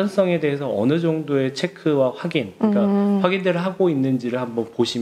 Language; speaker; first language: Korean; native; Korean